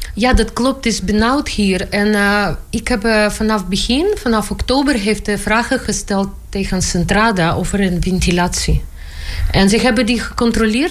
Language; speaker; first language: Dutch; non-native, learner; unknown